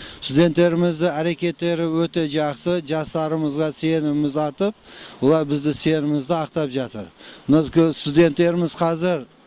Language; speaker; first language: Kazakh; non-native, local second language; Uzbek